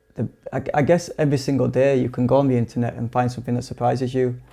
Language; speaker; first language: English; native; English